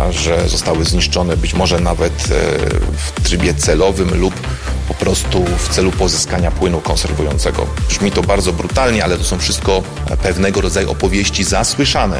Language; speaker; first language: Polish; native; Polish